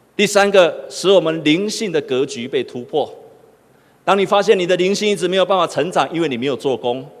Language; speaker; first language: Chinese; native; Chinese